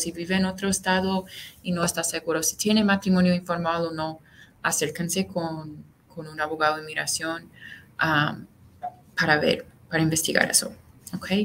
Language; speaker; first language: Spanish; non-native, fluent; English